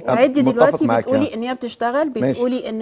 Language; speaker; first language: Arabic; native; Arabic